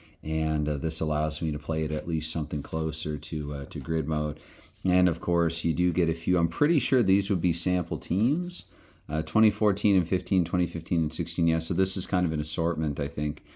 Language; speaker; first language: English; native; English